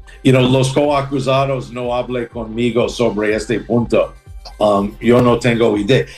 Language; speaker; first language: Spanish; non-native, learner; English